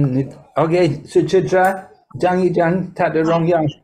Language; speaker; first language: Chinese; non-native, learner; English